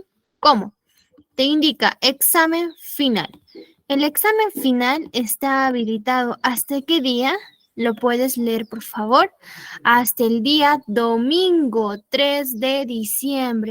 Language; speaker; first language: Spanish; native; Spanish